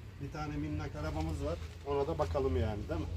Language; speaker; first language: Turkish; native; Turkish